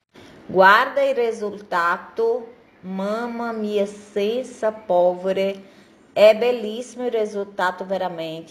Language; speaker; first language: Italian; non-native, fluent; Portuguese